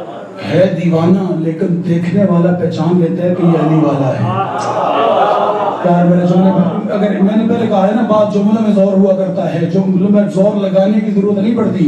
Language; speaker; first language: Urdu; native; Urdu